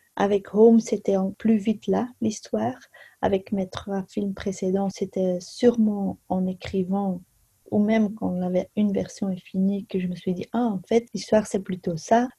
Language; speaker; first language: French; non-native, local second language; Dutch